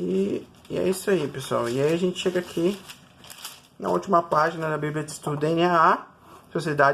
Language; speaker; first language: Portuguese; native; Portuguese